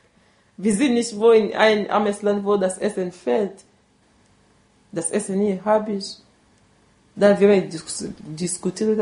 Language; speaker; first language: German; non-native, learner; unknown